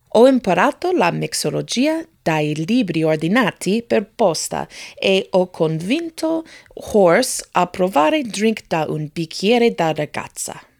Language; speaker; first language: Italian; non-native, fluent; English